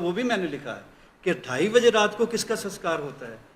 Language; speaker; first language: Hindi; non-native, local second language; Punjabi